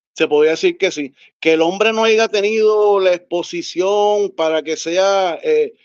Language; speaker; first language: Spanish; native; Spanish